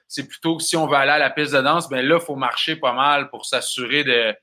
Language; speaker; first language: French; native; French